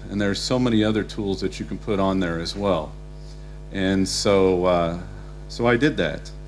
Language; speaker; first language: English; native; English